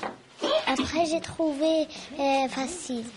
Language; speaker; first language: French; early bilingual, other home language; Arabic